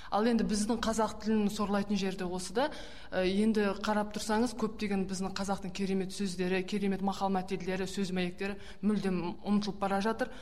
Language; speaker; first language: Kazakh; native; Kazakh